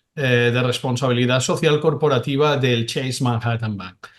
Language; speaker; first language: Spanish; non-native, local second language; Catalan